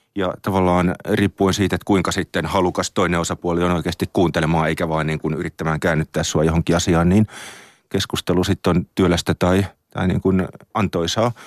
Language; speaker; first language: Finnish; native; Finnish